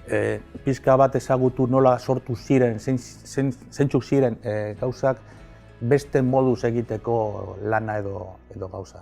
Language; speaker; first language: Basque; non-native, local second language; Spanish